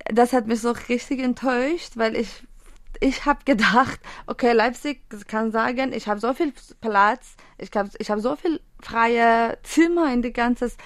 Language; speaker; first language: German; non-native, fluent; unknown